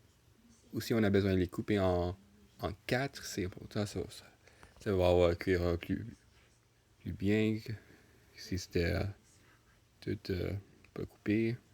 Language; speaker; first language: French; non-native, local second language; English